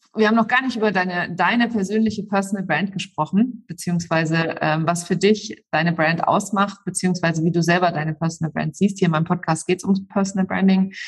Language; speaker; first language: German; native; German